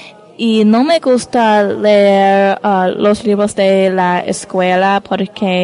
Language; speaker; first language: Spanish; non-native, learner; English